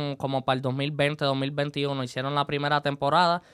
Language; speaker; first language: Spanish; native; Spanish